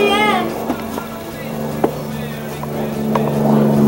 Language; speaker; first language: Spanish; non-native, learner; English